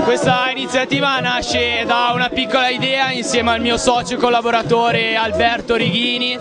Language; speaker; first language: Italian; native; Italian